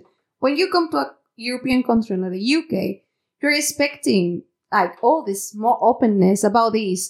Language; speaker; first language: English; non-native, fluent; Spanish